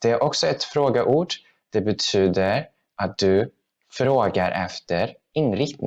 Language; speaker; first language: Swedish; non-native, fluent; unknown